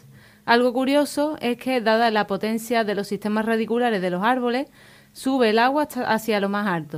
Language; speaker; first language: Spanish; native; Spanish